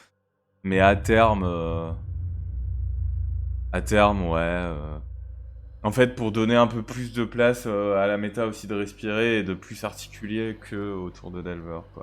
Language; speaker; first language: French; native; French